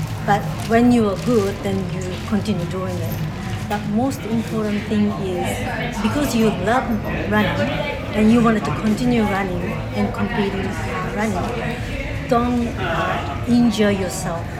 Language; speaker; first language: English; non-native, fluent; Japanese